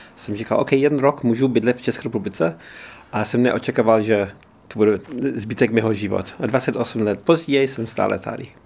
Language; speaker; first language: Czech; non-native, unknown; English